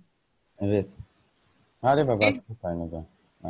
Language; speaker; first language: Turkish; non-native, learner; Arabic